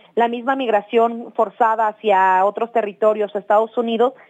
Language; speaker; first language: Spanish; native; Spanish